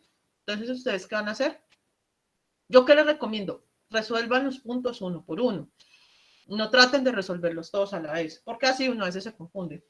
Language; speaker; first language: Spanish; native; Spanish